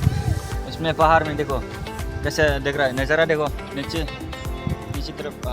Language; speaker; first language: Hindi; non-native, local second language; Bodo